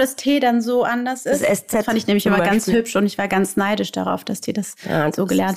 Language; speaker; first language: German; native; German